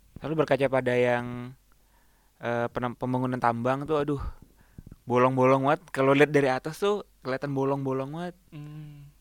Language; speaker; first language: Indonesian; native; Indonesian